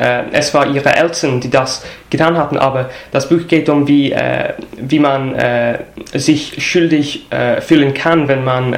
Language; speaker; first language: German; non-native, fluent; English